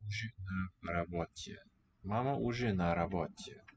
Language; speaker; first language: Russian; non-native, learner; English